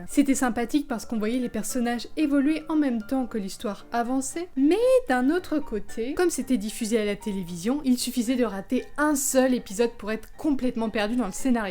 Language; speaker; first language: French; native; French